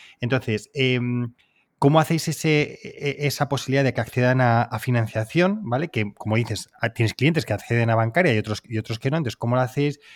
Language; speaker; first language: Spanish; native; Spanish